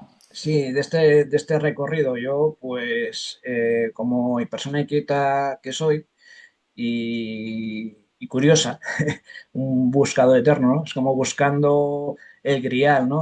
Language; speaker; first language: Spanish; native; Spanish